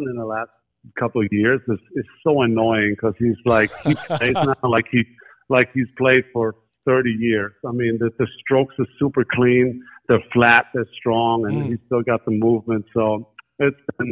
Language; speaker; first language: English; non-native, fluent; German